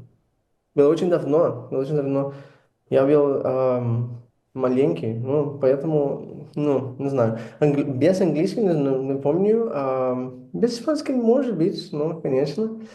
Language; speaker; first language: Russian; non-native, learner; Portuguese